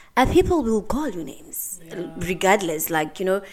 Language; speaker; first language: English; non-native, local second language; Xhosa